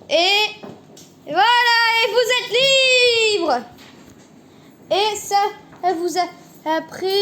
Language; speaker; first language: French; native; French